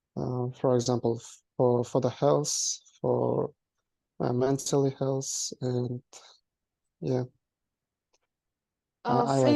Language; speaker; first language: English; non-native, learner; Kazakh